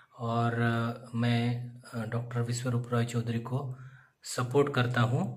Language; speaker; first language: Hindi; non-native, local second language; Marathi